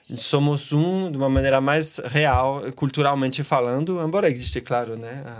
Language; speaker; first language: Portuguese; non-native, fluent; French